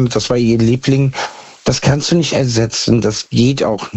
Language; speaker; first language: German; native; German